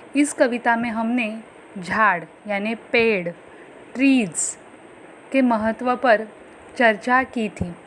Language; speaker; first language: Hindi; non-native, local second language; Marathi